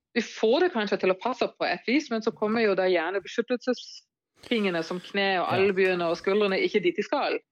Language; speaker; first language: Norwegian; non-native, fluent; German